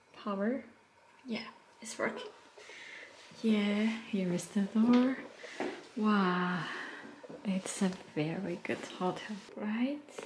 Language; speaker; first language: English; non-native, fluent; Chinese